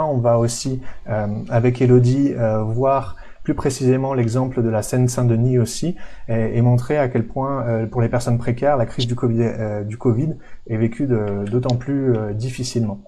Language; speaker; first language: French; native; French